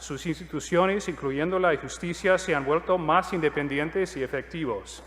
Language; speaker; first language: Spanish; non-native, fluent; English